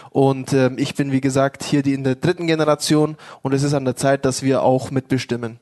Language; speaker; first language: German; early bilingual, other home language; Turkish